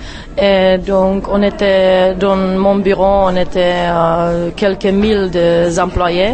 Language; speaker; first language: French; non-native, fluent; Czech